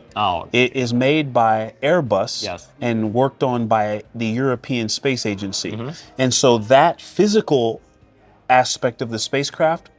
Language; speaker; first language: English; native; English